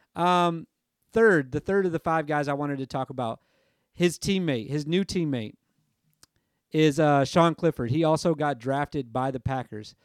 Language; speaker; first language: English; native; English